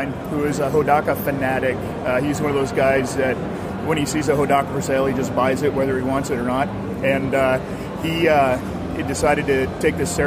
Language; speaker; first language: English; native; English